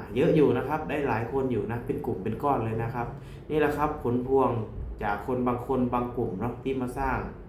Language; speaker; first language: Thai; native; Thai